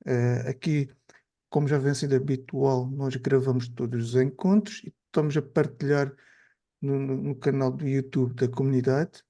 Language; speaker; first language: Portuguese; native; Portuguese